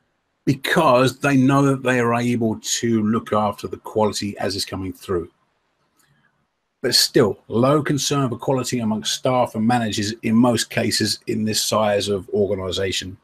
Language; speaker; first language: English; native; English